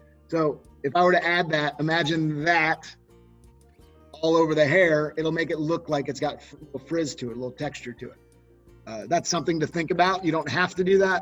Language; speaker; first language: English; native; English